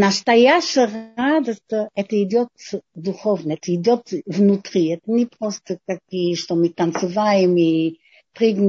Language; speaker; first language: Russian; non-native, fluent; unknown